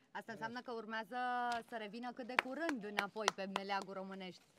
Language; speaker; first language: Romanian; native; Romanian